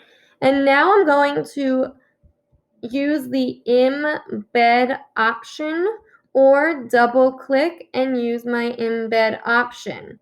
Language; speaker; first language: English; native; English